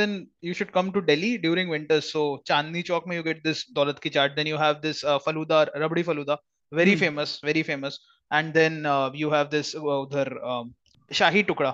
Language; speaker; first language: English; non-native, local second language; Hindi